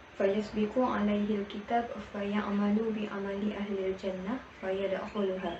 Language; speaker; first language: Arabic; non-native, learner; Malay